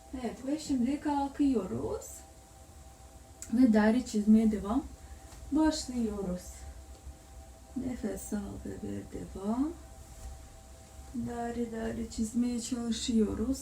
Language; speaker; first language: Turkish; non-native, learner; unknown